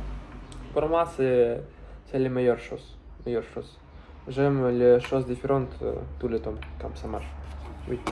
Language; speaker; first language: French; non-native, learner; Russian